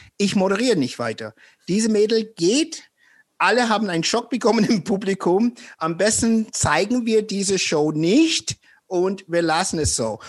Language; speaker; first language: German; non-native, fluent; English